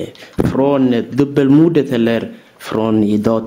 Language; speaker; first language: Swedish; early bilingual, other home language; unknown